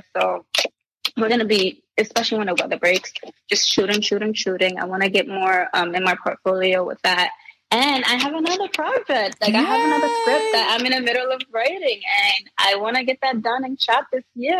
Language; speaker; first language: English; native; English